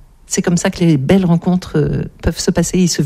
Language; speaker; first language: French; native; French